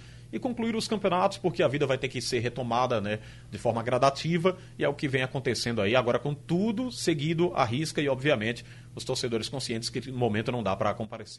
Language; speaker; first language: Portuguese; native; Portuguese